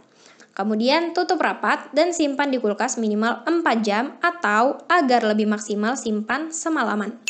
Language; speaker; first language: Indonesian; native; Indonesian